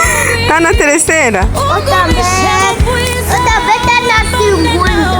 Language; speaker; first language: Portuguese; non-native, learner; Kinyarwanda